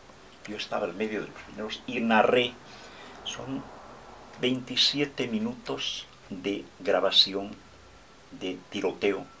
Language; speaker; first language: Spanish; native; Spanish